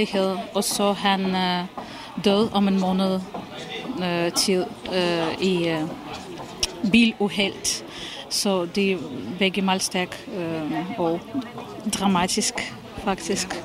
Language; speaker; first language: Danish; non-native, fluent; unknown